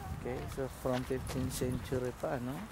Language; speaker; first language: English; non-native, local second language; Filipino